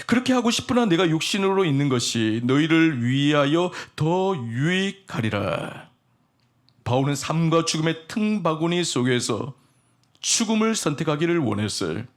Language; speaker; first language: Korean; native; Korean